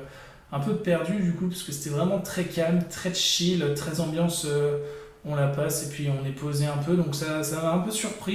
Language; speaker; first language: French; native; French